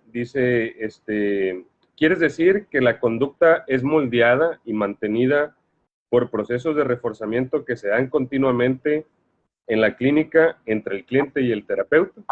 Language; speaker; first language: Spanish; native; Spanish